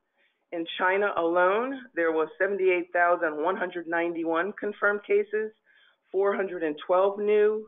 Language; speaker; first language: English; native; English